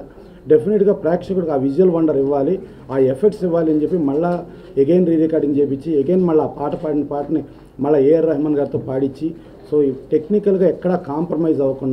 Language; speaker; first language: Telugu; native; Telugu